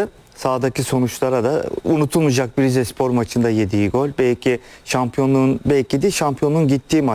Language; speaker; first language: Turkish; native; Turkish